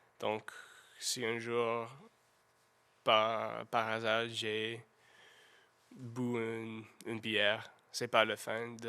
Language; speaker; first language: French; non-native, learner; English